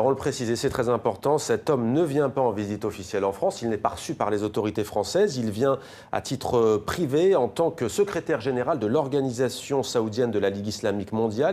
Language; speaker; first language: French; native; French